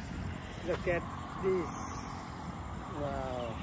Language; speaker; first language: English; non-native, learner; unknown